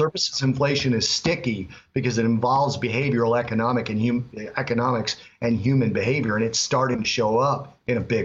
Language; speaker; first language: English; native; English